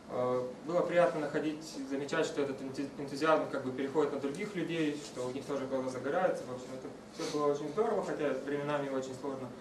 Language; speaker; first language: Russian; native; Russian